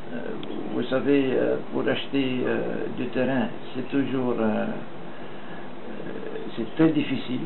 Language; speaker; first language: French; non-native, fluent; Dutch